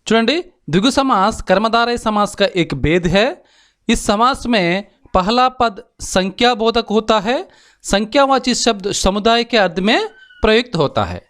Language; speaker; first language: Hindi; non-native, local second language; Telugu